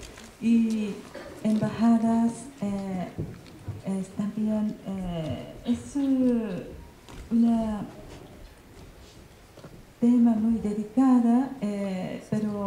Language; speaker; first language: Spanish; non-native, learner; Japanese